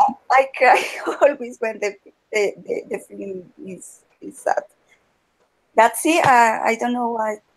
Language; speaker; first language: English; non-native, learner; Spanish